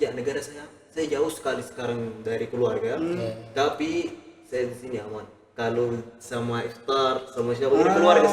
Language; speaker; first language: Indonesian; non-native, learner; Arabic